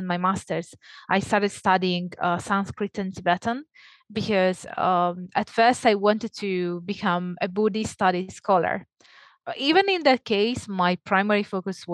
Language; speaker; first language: English; non-native, fluent; Italian